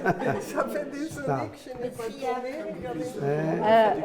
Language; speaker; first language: French; native; French